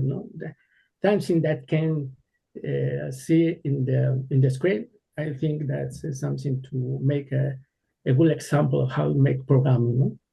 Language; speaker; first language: English; non-native, learner; Spanish